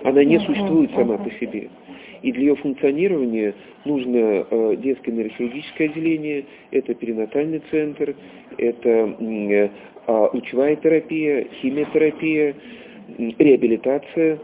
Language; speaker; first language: Russian; native; Russian